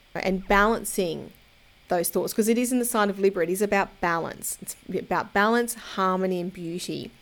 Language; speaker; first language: English; native; English